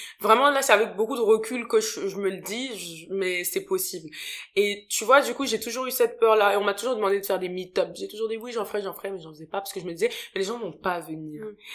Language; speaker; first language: French; native; French